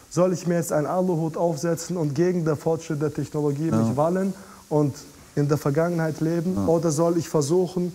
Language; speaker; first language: German; non-native, fluent; Russian